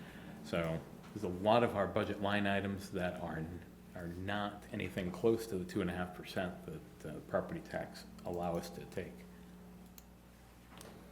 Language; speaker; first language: English; native; English